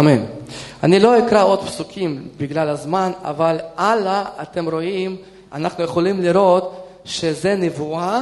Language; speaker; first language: Hebrew; non-native, fluent; Russian